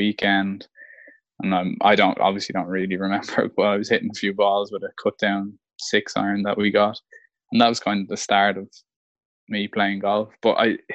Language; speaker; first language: English; native; English